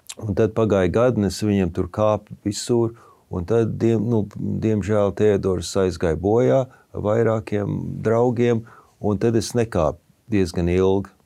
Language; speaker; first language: Latvian; early bilingual, heritage; Latvian